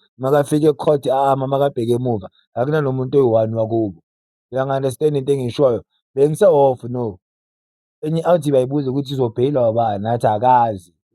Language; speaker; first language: Zulu; native; Zulu